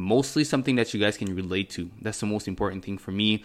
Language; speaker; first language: English; non-native, fluent; French